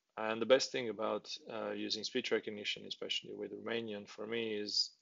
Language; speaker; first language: English; non-native, fluent; Romanian